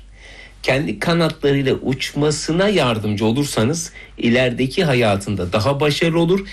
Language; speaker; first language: Turkish; native; Turkish